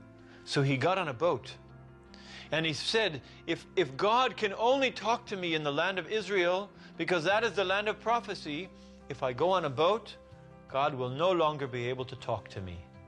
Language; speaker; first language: English; native; English